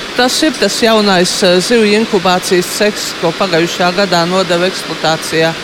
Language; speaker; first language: Latvian; native; Latvian